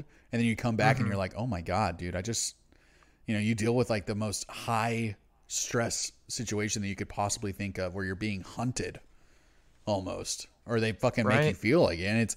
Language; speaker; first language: English; native; English